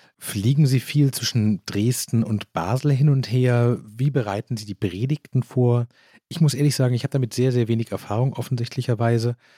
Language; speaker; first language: German; native; German